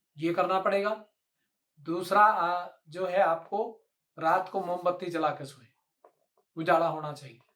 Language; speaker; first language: Hindi; native; Hindi